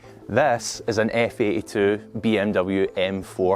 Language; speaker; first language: English; native; English